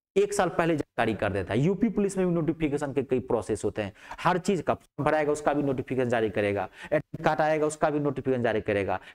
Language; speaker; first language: Hindi; native; Hindi